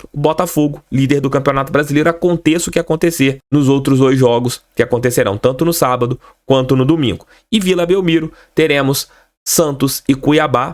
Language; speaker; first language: Portuguese; native; Portuguese